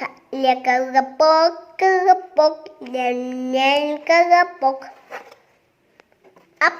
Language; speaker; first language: Russian; non-native, local second language; Kazakh